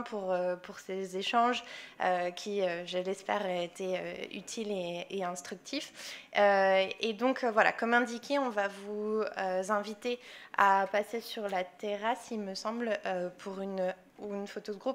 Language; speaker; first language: French; non-native, fluent; English